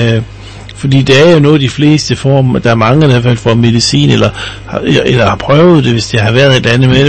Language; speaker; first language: Danish; native; Danish